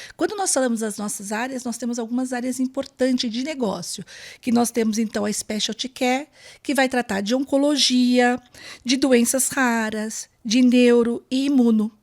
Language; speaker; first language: Portuguese; native; Portuguese